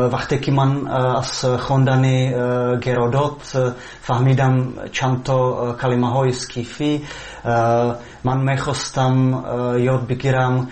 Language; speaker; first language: Persian; non-native, fluent; Czech